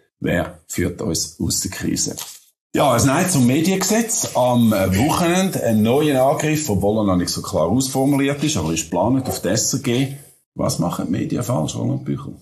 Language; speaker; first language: German; native; German